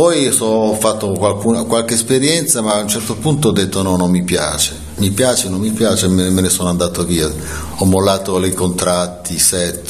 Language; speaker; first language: Italian; native; Italian